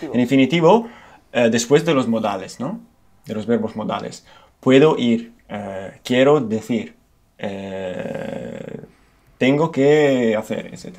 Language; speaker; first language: Spanish; non-native, fluent; Romanian